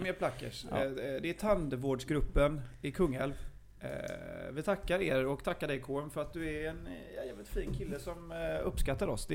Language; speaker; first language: Swedish; native; Swedish